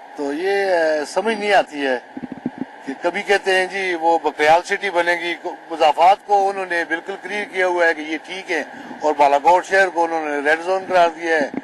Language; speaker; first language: Urdu; non-native, local second language; Northern Hindko